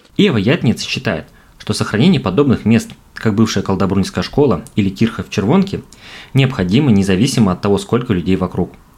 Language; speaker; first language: Russian; native; Russian